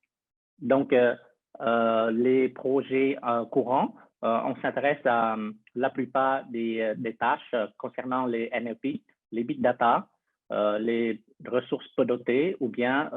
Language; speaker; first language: French; non-native, fluent; Vietnamese